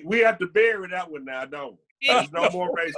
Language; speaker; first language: English; native; English